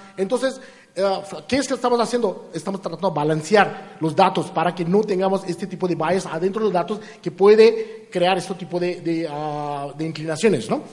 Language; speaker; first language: Spanish; non-native, fluent; Marathi